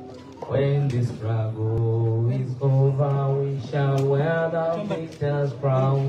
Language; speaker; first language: English; non-native, local second language; Ganda